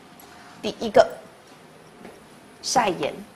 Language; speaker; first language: Chinese; native; Chinese